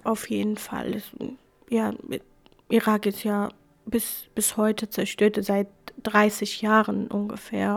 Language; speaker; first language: German; non-native, fluent; Kurdish